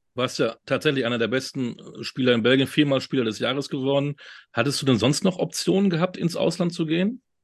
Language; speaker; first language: German; native; German